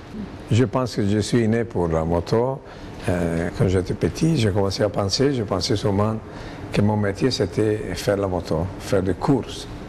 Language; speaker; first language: French; non-native, fluent; Italian